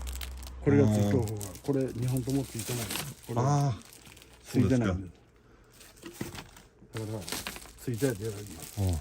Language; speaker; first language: Japanese; non-native, learner; English